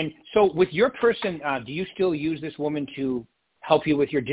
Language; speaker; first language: English; native; English